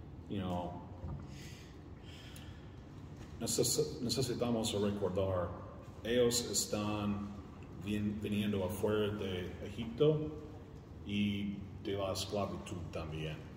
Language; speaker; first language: Spanish; non-native, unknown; English